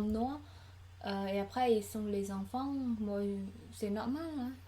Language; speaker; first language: French; non-native, learner; Khmer